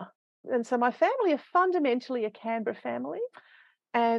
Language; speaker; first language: English; native; English